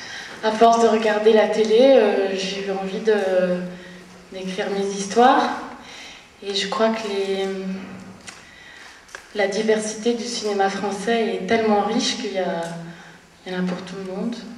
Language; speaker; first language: French; native; French